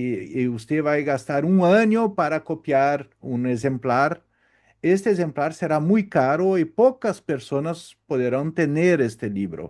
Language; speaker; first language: Spanish; non-native, learner; Portuguese